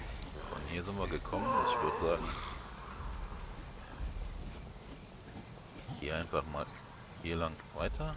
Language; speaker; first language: German; native; German